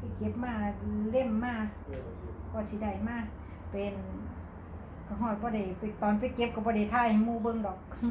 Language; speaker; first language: Thai; native; Thai